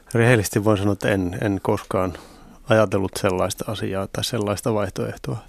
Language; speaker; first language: Finnish; native; Finnish